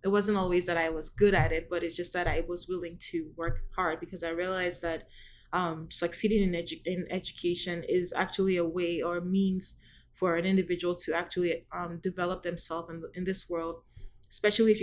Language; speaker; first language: English; non-native, local second language; Igbo